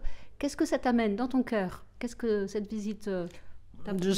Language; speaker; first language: French; native; French